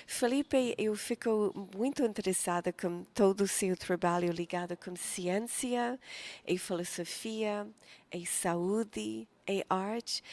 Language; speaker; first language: Portuguese; non-native, fluent; English